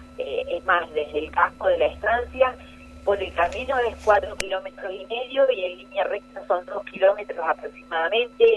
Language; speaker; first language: Spanish; native; Spanish